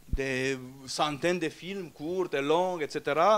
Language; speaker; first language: French; non-native, fluent; Romanian